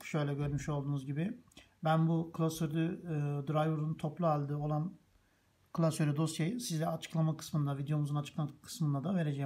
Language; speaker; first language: Turkish; native; Turkish